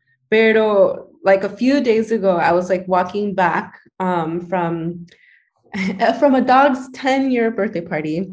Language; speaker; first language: English; early bilingual, other home language; Spanish